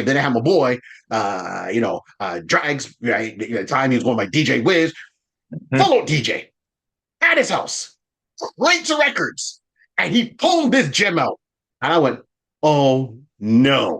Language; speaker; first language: English; native; English